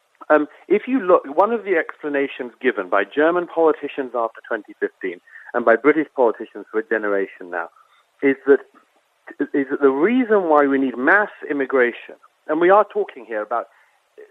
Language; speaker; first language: English; native; English